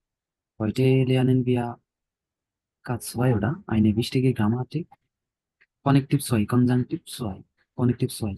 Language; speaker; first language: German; non-native, learner; Bangla